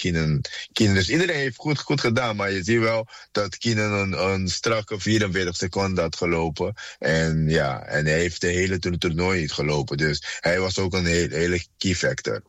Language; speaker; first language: Dutch; non-native, fluent; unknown